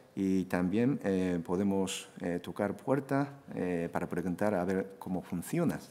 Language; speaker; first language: Spanish; non-native, fluent; Japanese